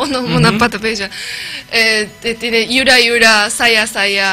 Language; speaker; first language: Spanish; non-native, learner; Japanese